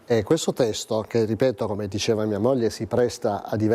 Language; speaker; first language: Italian; native; Italian